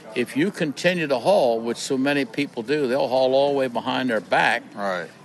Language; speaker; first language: English; native; English